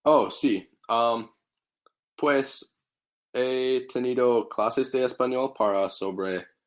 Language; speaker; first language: Spanish; non-native, learner; English